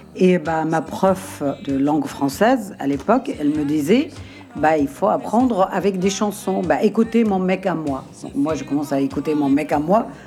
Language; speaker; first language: French; non-native, fluent; Arabic